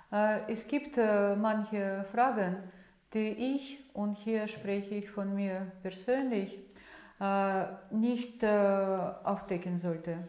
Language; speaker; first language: German; non-native, fluent; Russian